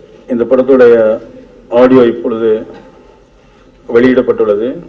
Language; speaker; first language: Tamil; native; Tamil